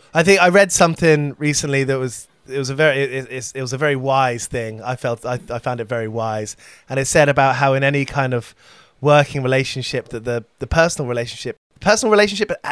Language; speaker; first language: English; native; English